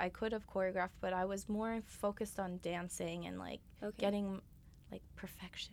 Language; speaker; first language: English; native; English